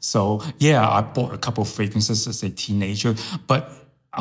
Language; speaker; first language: English; early bilingual, other home language; Chinese